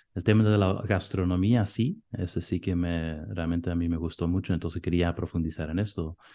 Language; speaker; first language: Spanish; non-native, fluent; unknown